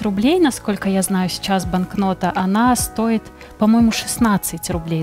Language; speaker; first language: Russian; native; Russian